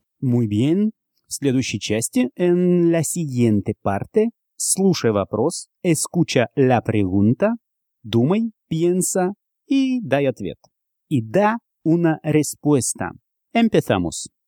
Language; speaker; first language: Spanish; non-native, fluent; Russian